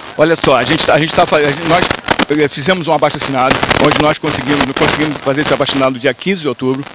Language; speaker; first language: Portuguese; native; Portuguese